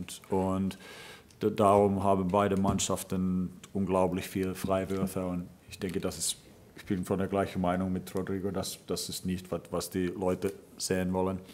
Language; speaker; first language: German; non-native, fluent; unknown